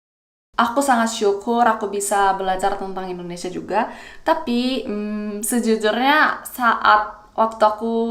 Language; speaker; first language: Indonesian; non-native, fluent; Korean